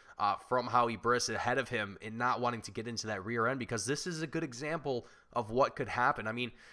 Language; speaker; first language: English; native; English